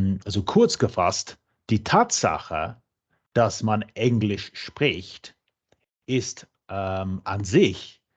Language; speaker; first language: German; non-native, fluent; English